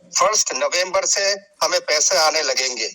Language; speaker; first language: Hindi; native; Hindi